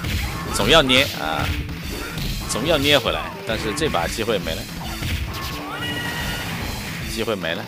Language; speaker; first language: Chinese; native; Chinese